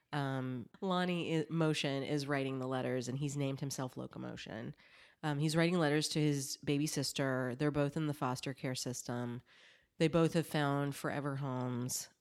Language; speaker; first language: English; native; English